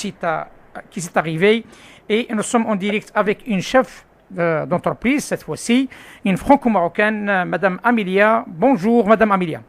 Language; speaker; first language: French; non-native, local second language; Arabic